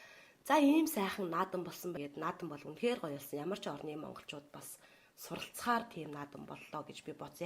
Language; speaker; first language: Mongolian; native; Mongolian